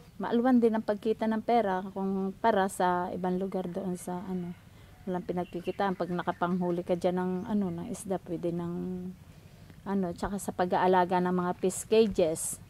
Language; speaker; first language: Filipino; native; Filipino